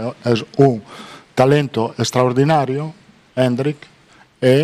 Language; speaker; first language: Portuguese; non-native, fluent; Italian